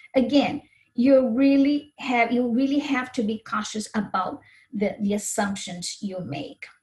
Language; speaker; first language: English; non-native, fluent; Portuguese